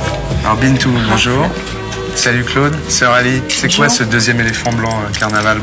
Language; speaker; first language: French; native; French